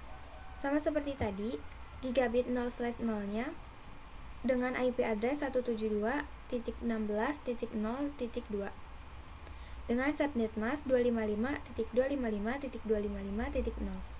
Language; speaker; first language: Indonesian; native; Indonesian